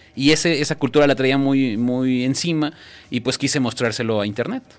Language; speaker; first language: Spanish; native; Spanish